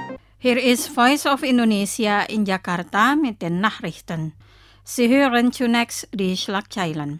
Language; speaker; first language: German; non-native, fluent; Indonesian